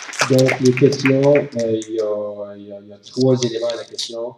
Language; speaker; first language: French; native; French